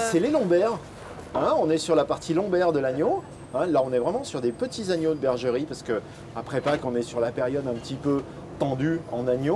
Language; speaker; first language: French; native; French